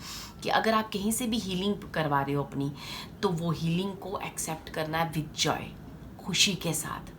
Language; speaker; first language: Hindi; native; Hindi